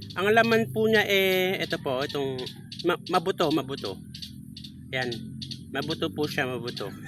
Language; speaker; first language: Filipino; native; Filipino